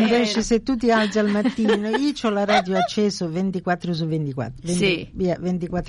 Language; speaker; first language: Italian; early bilingual, heritage; Italian